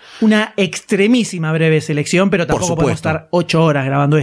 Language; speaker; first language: Spanish; native; Spanish